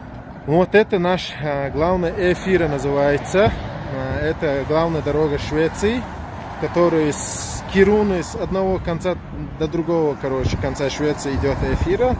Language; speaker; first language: Russian; non-native, local second language; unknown